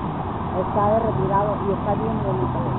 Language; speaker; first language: Spanish; native; Spanish